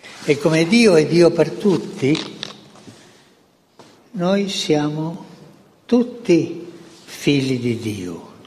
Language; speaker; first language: Italian; non-native, fluent; Spanish